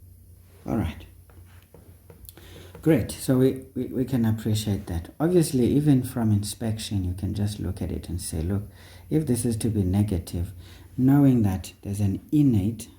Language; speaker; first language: English; non-native, local second language; Xhosa